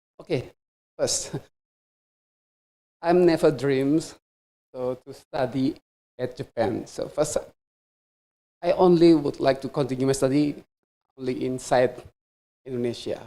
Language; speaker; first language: English; non-native, fluent; Indonesian